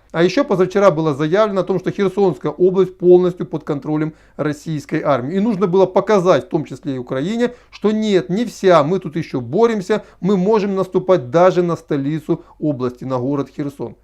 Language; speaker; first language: Russian; native; Russian